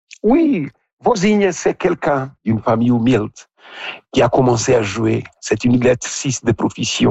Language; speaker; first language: French; non-native, local second language; Portuguese